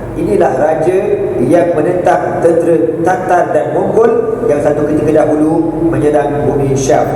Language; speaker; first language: Malay; native; Malay